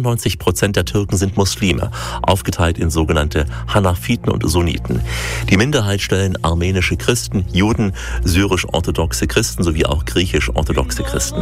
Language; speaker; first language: German; native; German